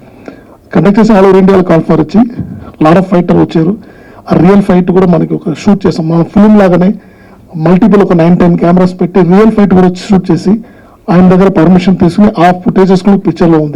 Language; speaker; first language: Telugu; non-native, learner; Tamil